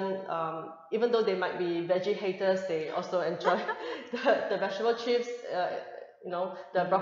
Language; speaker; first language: English; non-native, local second language; Cantonese